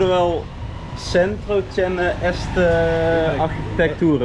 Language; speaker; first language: Spanish; non-native, learner; Dutch